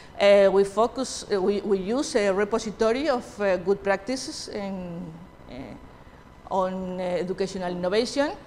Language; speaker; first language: English; non-native, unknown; Spanish